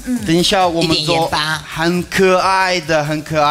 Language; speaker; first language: Chinese; non-native, learner; Russian